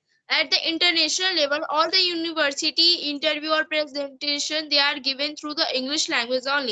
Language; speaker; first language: English; non-native, learner; Hindi